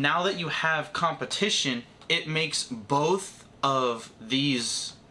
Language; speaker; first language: English; native; English